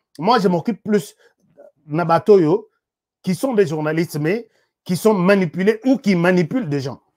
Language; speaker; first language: French; non-native, local second language; Lingala